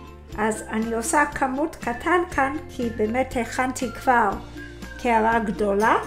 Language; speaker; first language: Hebrew; non-native, fluent; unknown